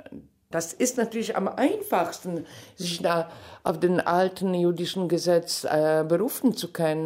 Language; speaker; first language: German; non-native, fluent; Polish